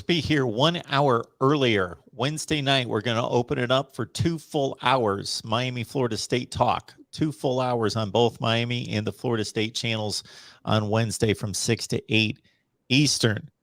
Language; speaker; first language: English; native; English